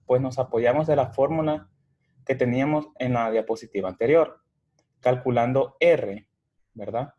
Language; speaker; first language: Spanish; native; Spanish